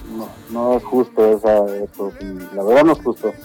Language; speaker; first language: Spanish; early bilingual, heritage; Spanish